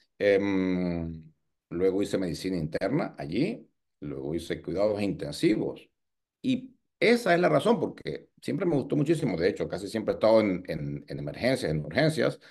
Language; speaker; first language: Spanish; native; Spanish